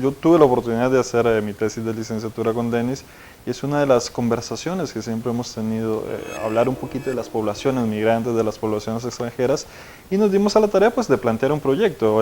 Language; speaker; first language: Spanish; native; Spanish